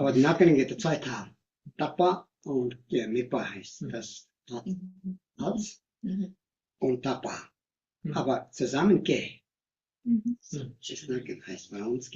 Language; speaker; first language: German; non-native, learner; Tibetan